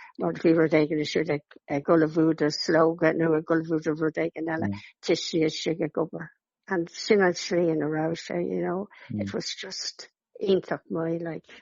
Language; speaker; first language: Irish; non-native, local second language; English